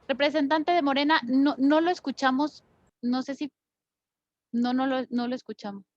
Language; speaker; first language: Spanish; native; Spanish